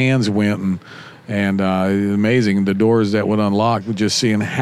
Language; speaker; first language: English; native; English